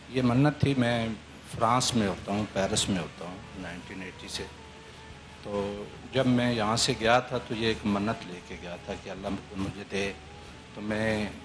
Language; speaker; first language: Urdu; native; Urdu